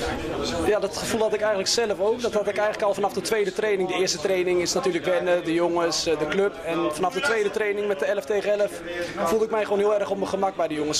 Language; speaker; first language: Dutch; native; Dutch